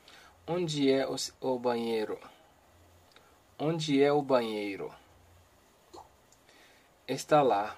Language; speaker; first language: Portuguese; non-native, learner; Haitian Creole